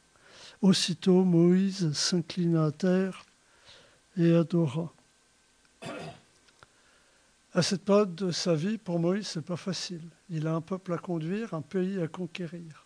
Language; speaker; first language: French; native; French